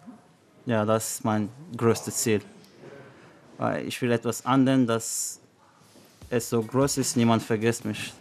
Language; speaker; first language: German; non-native, learner; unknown